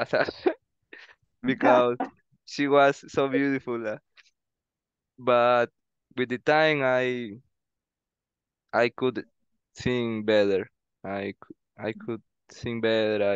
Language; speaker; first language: English; non-native, learner; Spanish